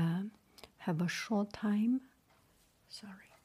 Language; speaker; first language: English; non-native, fluent; Chinese